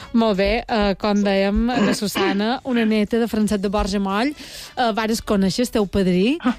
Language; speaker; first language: Catalan; native; Catalan